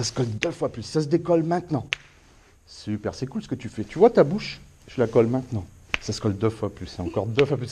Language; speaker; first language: French; native; French